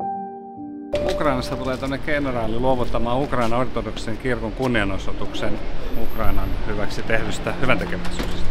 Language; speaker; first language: Finnish; native; Finnish